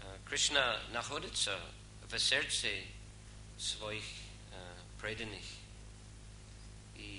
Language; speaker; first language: Russian; non-native, fluent; English